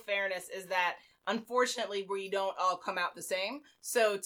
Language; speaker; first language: English; native; English